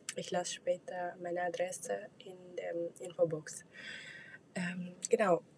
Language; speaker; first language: German; non-native, fluent; Russian